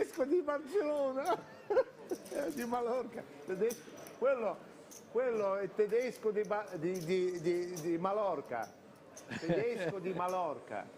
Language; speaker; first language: Italian; non-native, learner; Russian